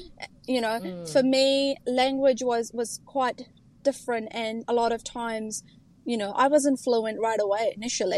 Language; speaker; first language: English; early bilingual, other home language; Urdu